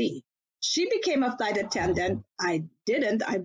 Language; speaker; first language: English; non-native, local second language; Filipino